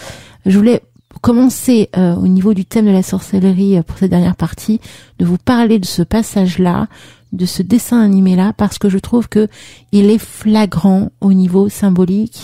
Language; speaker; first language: French; native; French